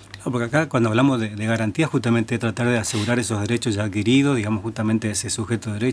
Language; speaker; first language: Spanish; native; Spanish